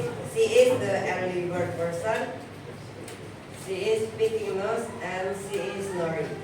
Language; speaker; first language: English; non-native, learner; Indonesian